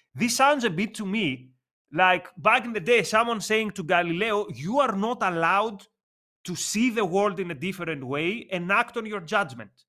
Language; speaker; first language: English; non-native, fluent; Greek